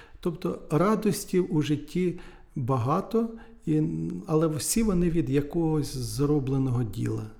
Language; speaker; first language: Ukrainian; native; Ukrainian